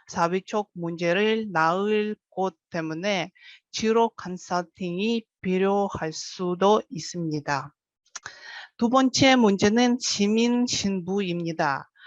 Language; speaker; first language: Korean; non-native, fluent; Russian